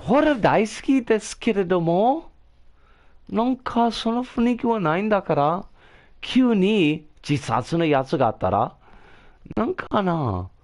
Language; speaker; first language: Japanese; non-native, fluent; English